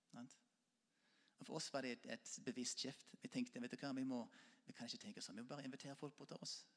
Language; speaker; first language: Norwegian; non-native, fluent; English